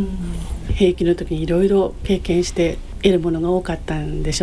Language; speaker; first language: Japanese; native; Japanese